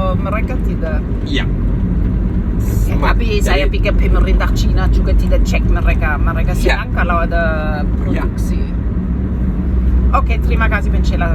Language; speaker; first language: Indonesian; non-native, fluent; German